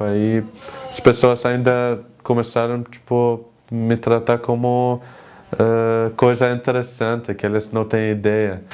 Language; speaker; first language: Portuguese; non-native, fluent; Arabic